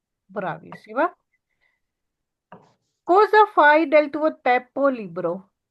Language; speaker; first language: Italian; non-native, learner; Urdu